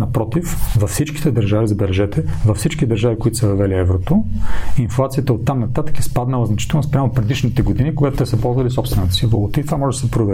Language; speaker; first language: Bulgarian; native; Bulgarian